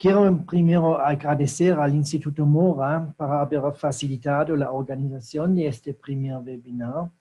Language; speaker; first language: Spanish; non-native, fluent; German